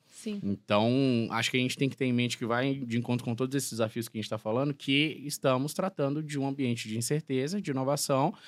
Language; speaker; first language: Portuguese; native; Portuguese